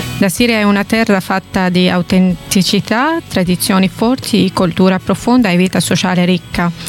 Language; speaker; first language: Italian; non-native, fluent; Arabic